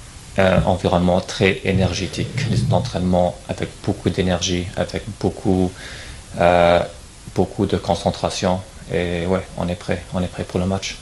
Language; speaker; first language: French; non-native, fluent; English